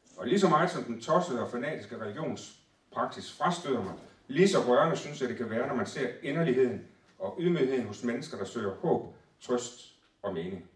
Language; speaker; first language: Danish; native; Danish